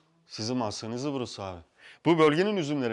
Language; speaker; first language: Turkish; native; Turkish